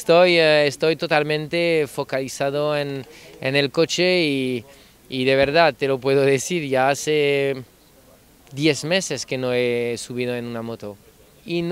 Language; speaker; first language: Spanish; non-native, fluent; French